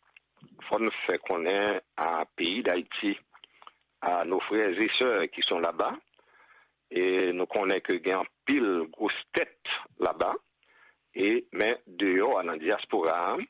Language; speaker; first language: French; non-native, local second language; Haitian Creole